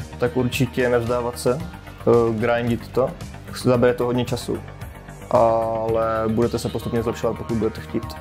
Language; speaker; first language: Czech; native; Czech